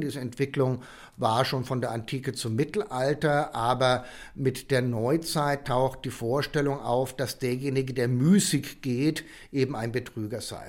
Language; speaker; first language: German; native; German